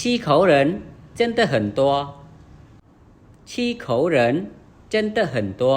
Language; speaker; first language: Chinese; non-native, fluent; Khmer